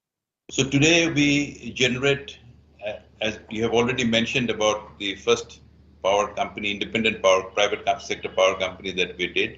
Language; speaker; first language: English; non-native, fluent; Bangla